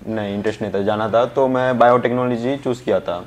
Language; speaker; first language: Hindi; native; Hindi